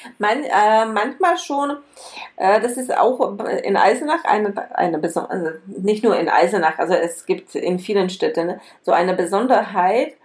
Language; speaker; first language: German; non-native, fluent; Czech